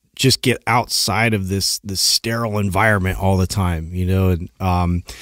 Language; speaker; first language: English; native; English